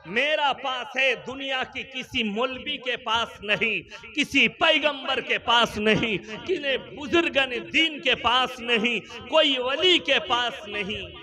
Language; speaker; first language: Hindi; non-native, local second language; Bangla